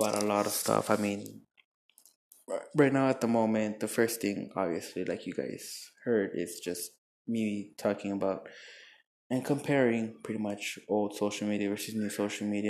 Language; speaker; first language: English; native; English